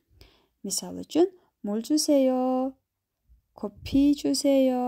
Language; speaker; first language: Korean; non-native, fluent; Kyrgyz